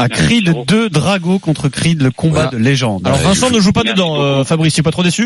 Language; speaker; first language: French; native; French